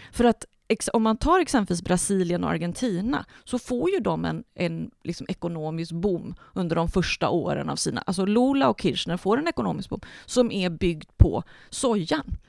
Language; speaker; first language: Swedish; early bilingual, other home language; Spanish